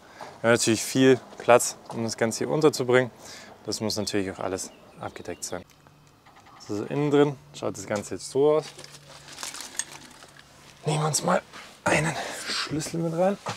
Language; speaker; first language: German; native; German